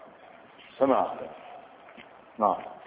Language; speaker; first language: Arabic; native; Arabic